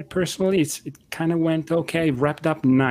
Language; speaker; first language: English; non-native, fluent; Italian